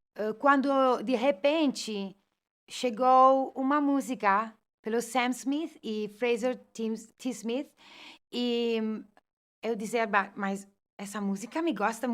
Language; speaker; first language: Portuguese; non-native, fluent; Italian